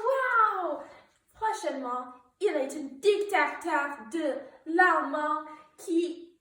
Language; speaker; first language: French; non-native, learner; English